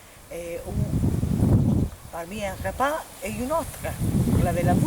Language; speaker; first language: French; non-native, fluent; Italian